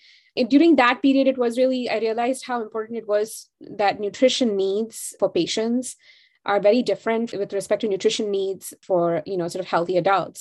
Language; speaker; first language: English; non-native, local second language; Hindi